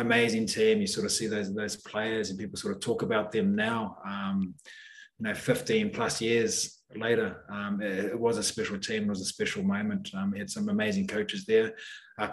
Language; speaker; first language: English; native; English